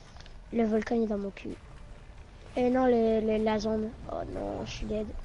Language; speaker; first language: French; native; French